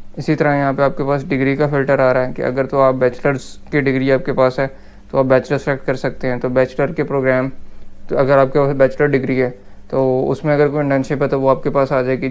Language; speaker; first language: Urdu; native; Urdu